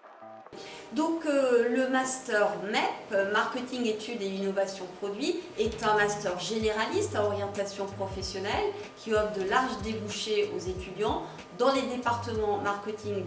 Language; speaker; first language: French; native; French